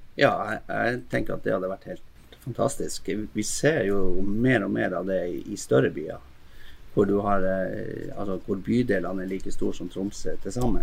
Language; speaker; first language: Norwegian; native; Norwegian